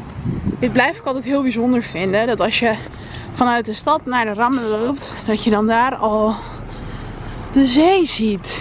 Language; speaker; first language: Dutch; native; Dutch